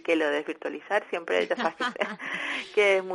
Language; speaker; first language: Spanish; native; Spanish